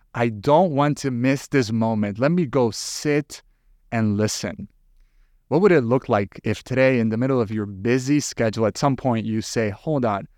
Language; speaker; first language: English; non-native, fluent; Spanish